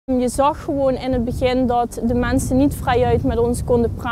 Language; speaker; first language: Dutch; native; Dutch